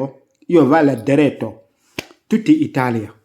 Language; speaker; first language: Italian; non-native, learner; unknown